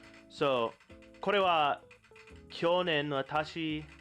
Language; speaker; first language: Japanese; non-native, learner; English